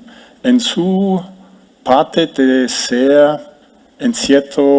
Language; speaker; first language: Spanish; non-native, fluent; German